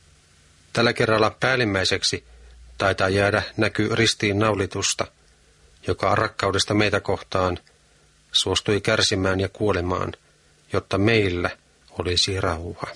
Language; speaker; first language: Finnish; native; Finnish